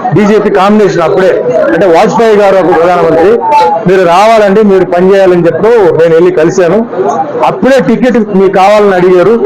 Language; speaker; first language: Telugu; non-native, fluent; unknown